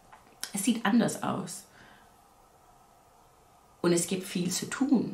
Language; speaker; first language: German; non-native, fluent; English